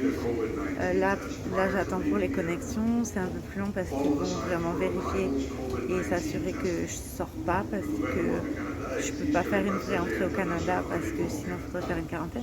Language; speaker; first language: French; native; French